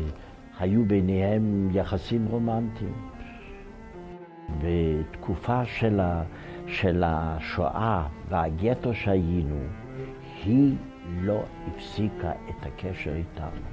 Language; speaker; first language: Hebrew; non-native, fluent; Ukrainian